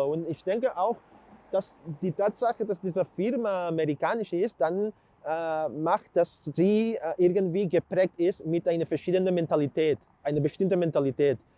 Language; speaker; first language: German; non-native, fluent; Catalan